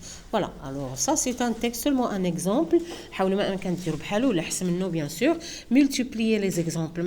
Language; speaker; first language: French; non-native, local second language; Arabic